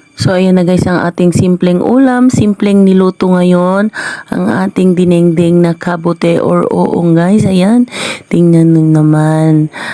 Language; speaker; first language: Filipino; non-native, local second language; Iloko